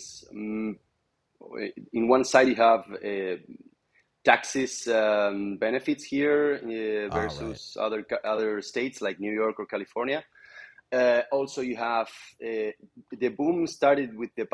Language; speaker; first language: English; non-native, fluent; Spanish